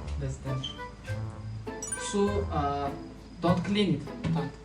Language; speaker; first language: English; non-native, learner; Malagasy